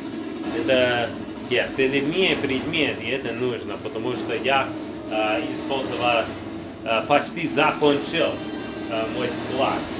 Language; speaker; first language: Russian; non-native, learner; English